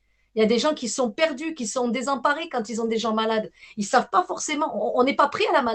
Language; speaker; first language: French; native; French